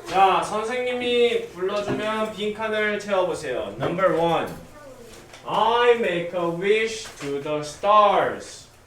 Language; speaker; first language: Korean; native; Korean